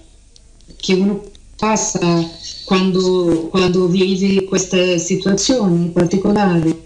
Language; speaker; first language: Italian; early bilingual, heritage; Portuguese